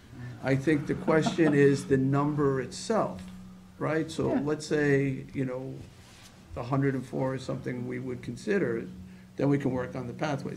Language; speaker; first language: English; native; English